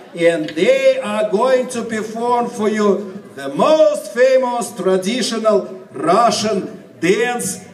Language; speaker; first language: English; non-native, fluent; Russian